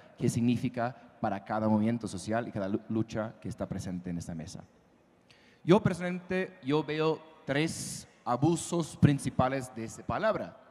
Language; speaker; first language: Spanish; non-native, fluent; English